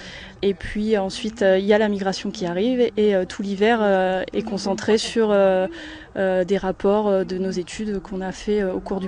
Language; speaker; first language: French; native; French